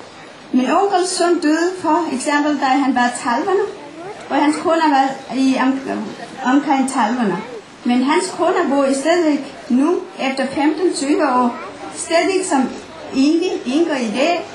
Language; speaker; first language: Danish; non-native, fluent; Nepali